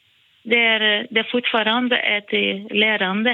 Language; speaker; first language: Swedish; non-native, fluent; Portuguese